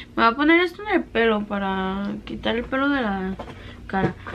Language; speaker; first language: Spanish; early bilingual, other home language; English